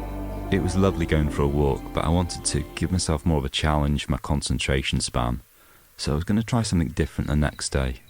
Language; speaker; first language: English; native; English